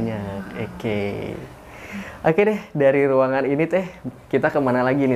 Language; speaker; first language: Indonesian; native; Indonesian